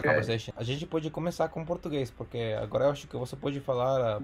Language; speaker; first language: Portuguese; non-native, fluent; English